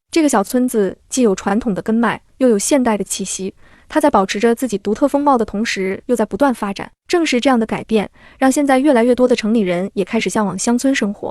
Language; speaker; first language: Chinese; native; Chinese